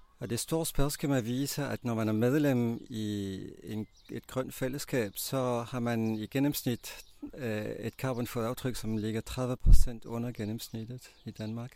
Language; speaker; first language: Danish; non-native, fluent; French